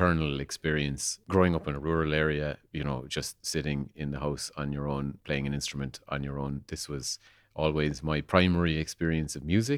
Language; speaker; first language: English; native; English